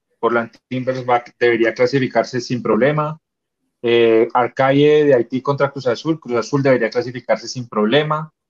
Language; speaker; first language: Spanish; native; Spanish